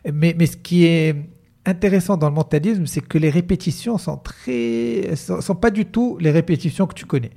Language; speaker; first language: French; non-native, local second language; Arabic